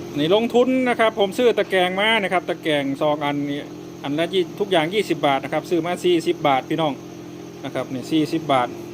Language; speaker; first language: Thai; native; Thai